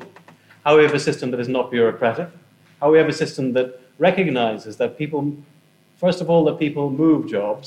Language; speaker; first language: English; native; English